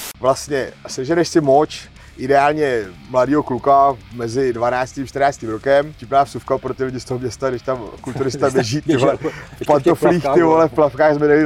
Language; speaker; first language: Czech; native; Czech